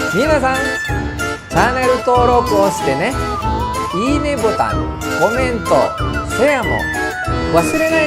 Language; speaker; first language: Japanese; non-native, fluent; Indonesian